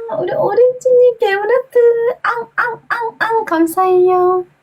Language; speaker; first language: Korean; native; Korean